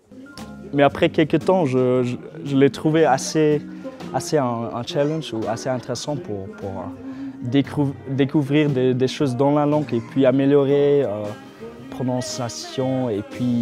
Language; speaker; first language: French; non-native, fluent; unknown